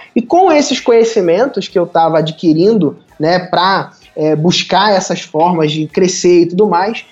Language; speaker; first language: Portuguese; native; Portuguese